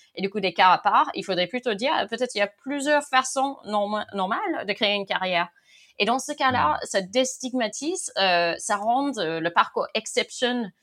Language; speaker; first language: French; non-native, fluent; English